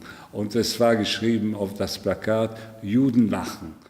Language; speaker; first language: German; non-native, learner; French